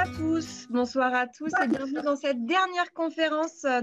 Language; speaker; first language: French; native; French